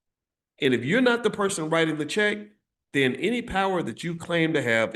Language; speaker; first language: English; native; English